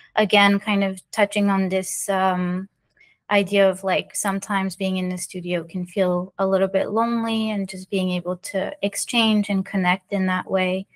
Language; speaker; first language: English; early bilingual, other home language; French